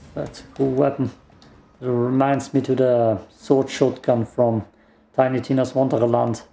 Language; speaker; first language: English; non-native, fluent; German